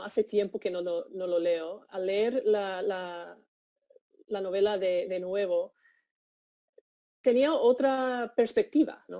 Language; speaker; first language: Spanish; non-native, fluent; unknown